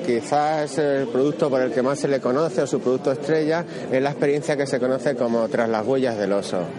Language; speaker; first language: Spanish; native; Spanish